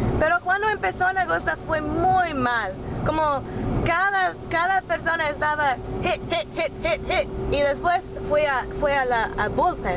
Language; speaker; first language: Spanish; non-native, learner; English